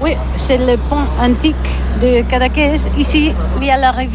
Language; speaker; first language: French; non-native, learner; Catalan